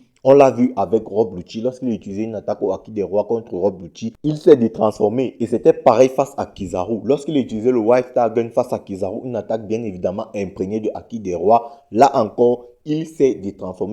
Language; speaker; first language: French; native; French